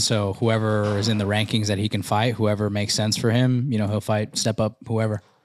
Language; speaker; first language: English; early bilingual, other home language; Spanish